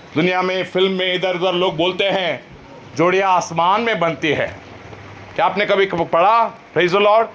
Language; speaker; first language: Hindi; non-native, local second language; Marathi